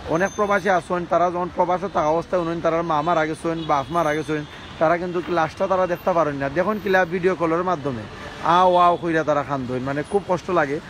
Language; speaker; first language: Bangla; native; Bangla